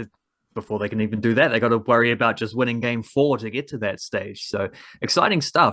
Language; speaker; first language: English; native; English